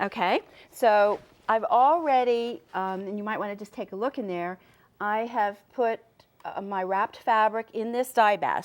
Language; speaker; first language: English; native; English